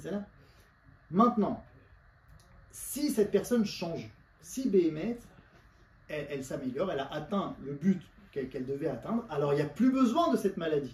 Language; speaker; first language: French; native; French